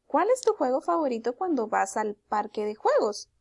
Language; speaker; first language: Spanish; native; Spanish